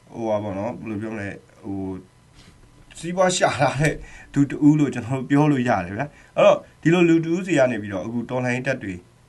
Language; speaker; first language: Burmese; native; Burmese